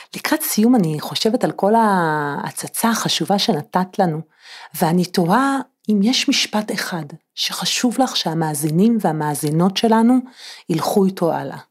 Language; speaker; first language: Hebrew; native; Hebrew